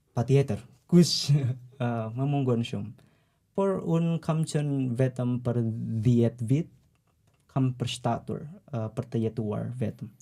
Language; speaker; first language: Albanian; non-native, learner; Indonesian